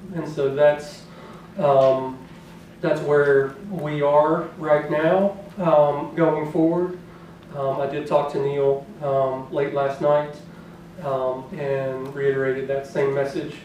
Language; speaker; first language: English; native; English